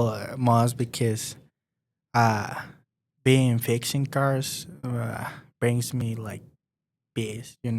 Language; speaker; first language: English; non-native, learner; Spanish